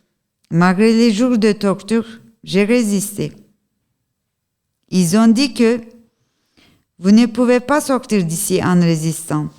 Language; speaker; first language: French; non-native, learner; Turkish